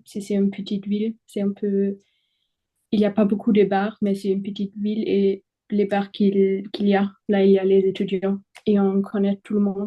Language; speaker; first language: French; non-native, fluent; German